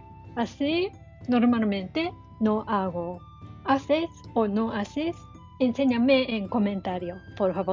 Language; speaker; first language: Spanish; non-native, learner; Japanese